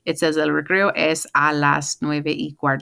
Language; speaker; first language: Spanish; non-native, fluent; English